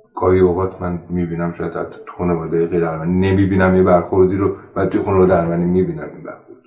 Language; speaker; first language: Persian; non-native, local second language; Armenian